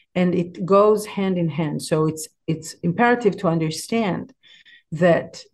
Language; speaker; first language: English; non-native, fluent; Hebrew